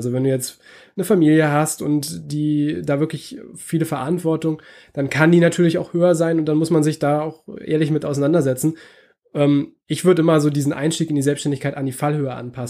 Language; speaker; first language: German; native; German